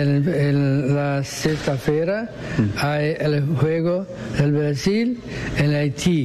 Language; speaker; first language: Spanish; non-native, learner; Portuguese